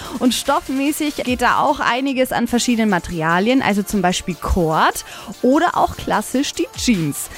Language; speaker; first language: German; native; German